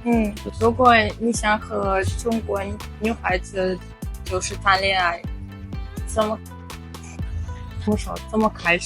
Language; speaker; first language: Chinese; non-native, fluent; Russian